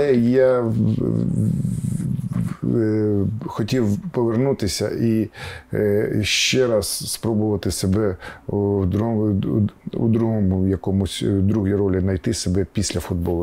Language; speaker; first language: Ukrainian; non-native, local second language; Russian